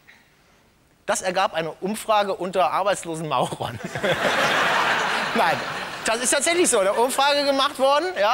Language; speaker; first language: German; native; German